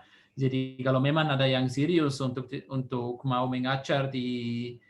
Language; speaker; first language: Indonesian; non-native, fluent; Swiss German